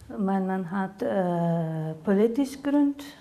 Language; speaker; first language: German; non-native, learner; Azerbaijani